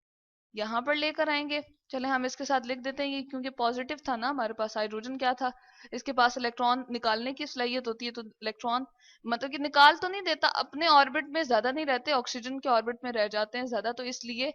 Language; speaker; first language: Hindi; non-native, local second language; Punjabi